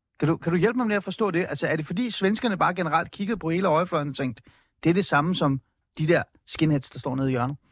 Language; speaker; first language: Danish; early bilingual, other home language; Persian